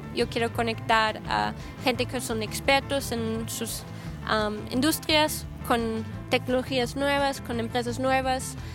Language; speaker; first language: Spanish; non-native, fluent; German